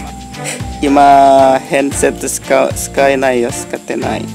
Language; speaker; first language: Japanese; non-native, learner; Indonesian